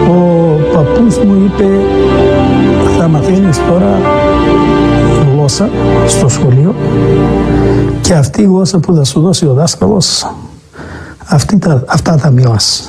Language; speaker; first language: Greek; non-native, local second language; Macedonian